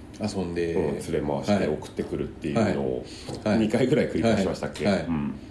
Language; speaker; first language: Japanese; native; Japanese